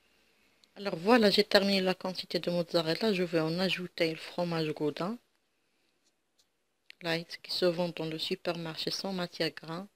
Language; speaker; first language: French; non-native, local second language; Arabic